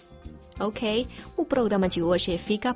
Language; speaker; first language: Portuguese; non-native, fluent; Chinese